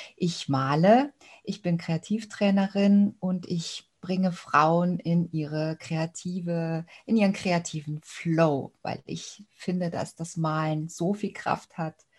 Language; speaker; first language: German; native; German